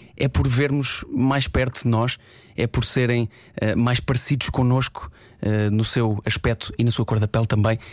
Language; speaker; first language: Portuguese; native; Portuguese